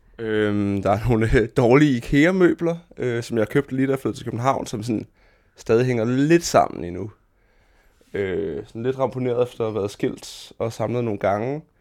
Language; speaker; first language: Danish; native; Danish